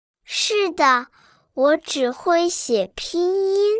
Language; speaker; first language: Chinese; non-native, learner; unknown